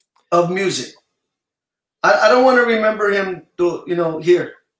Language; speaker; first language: English; early bilingual, other home language; Spanish